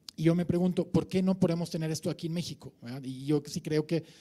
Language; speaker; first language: Spanish; non-native, fluent; German